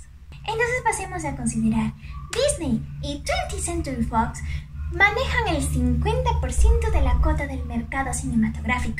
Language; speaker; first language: Spanish; native; Spanish